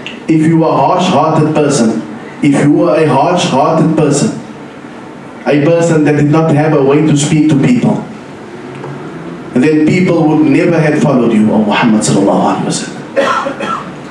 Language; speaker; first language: English; native; English